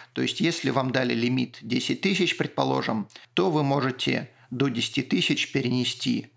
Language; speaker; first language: Russian; native; Russian